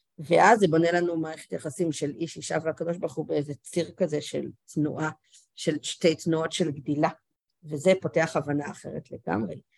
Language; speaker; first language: Hebrew; native; Hebrew